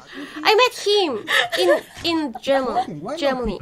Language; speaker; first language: English; non-native, learner; Korean